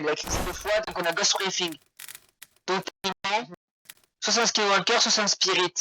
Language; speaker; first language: French; native; French